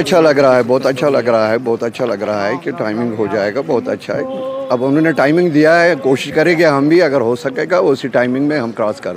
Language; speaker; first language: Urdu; non-native, local second language; Kashmiri